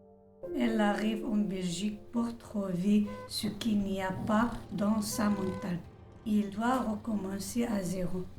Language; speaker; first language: French; non-native, learner; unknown